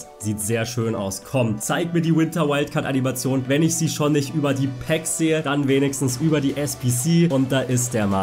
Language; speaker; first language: German; native; German